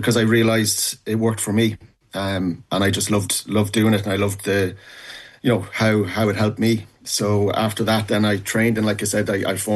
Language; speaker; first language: English; native; English